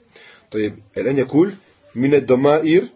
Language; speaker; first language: Arabic; non-native, fluent; French